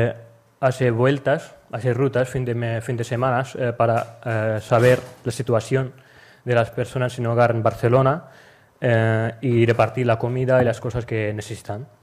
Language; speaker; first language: Spanish; non-native, learner; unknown